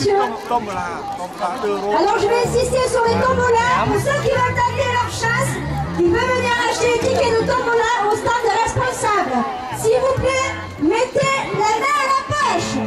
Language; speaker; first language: French; native; French